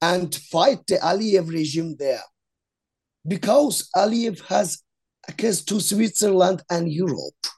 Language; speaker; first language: English; non-native, learner; Azerbaijani